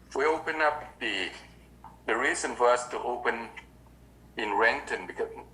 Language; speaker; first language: English; non-native, learner; Vietnamese